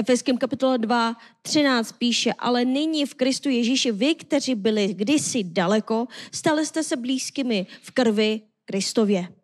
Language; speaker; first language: Czech; non-native, learner; Korean